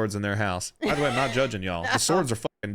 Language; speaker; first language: English; native; English